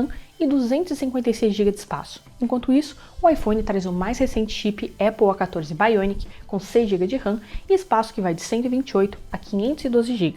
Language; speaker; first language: Portuguese; native; Portuguese